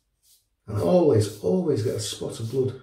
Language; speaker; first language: English; native; English